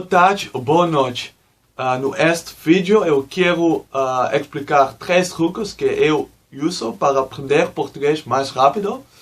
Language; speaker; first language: Portuguese; non-native, learner; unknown